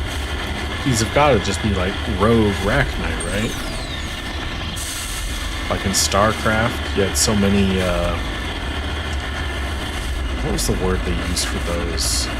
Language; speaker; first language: English; native; English